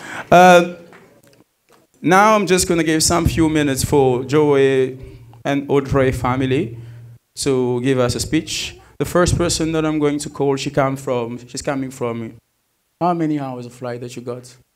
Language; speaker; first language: English; non-native, fluent; French